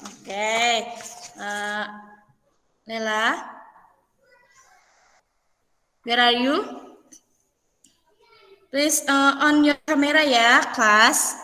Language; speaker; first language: English; non-native, fluent; Indonesian